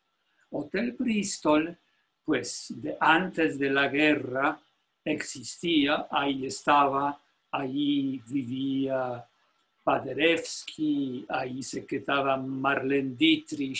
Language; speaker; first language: Spanish; non-native, fluent; Polish